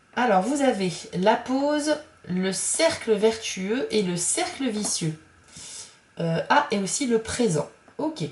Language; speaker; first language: French; native; French